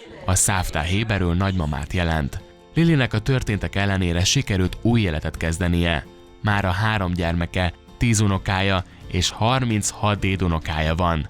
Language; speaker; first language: Hungarian; native; Hungarian